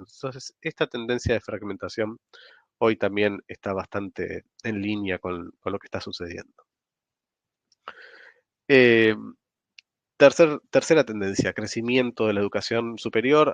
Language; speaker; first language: Spanish; native; Spanish